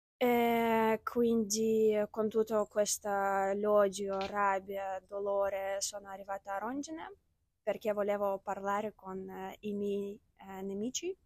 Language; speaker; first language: Italian; non-native, fluent; Ukrainian